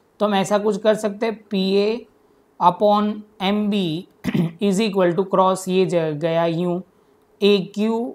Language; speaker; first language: Hindi; non-native, local second language; Gujarati